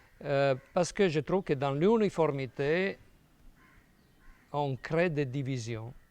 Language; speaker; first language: French; non-native, fluent; Italian